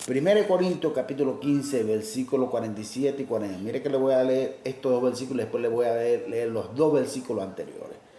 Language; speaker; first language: Spanish; native; Spanish